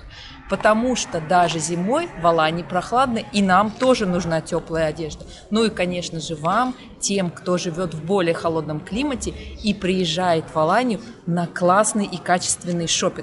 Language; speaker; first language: Russian; native; Russian